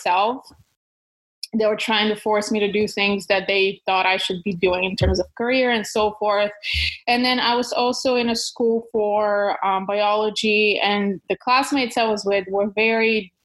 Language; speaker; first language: English; non-native, fluent; Bulgarian